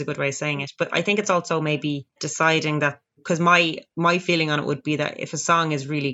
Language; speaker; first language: English; native; English